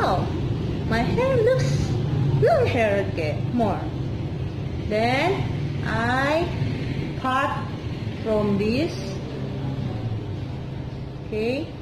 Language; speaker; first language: English; non-native, learner; Indonesian